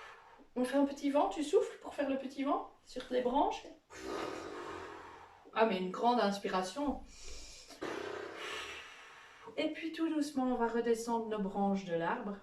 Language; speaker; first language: French; native; French